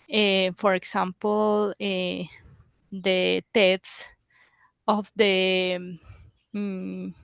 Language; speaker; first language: English; non-native, learner; Spanish